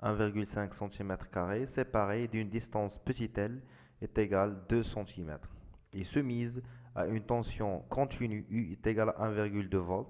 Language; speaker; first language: French; non-native, local second language; Arabic